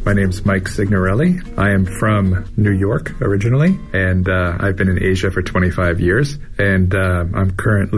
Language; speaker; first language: English; native; English